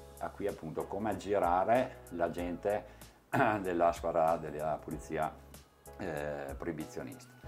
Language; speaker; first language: Italian; native; Italian